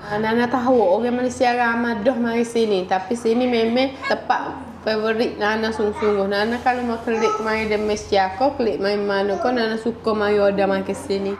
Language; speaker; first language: Malay; native; Malay